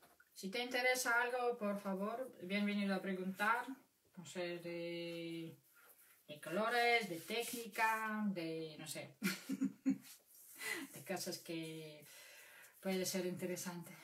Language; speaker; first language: Spanish; non-native, fluent; Russian